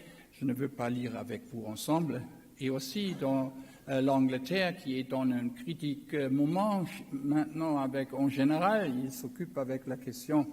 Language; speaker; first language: French; non-native, learner; German